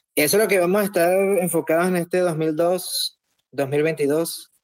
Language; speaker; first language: Spanish; native; Spanish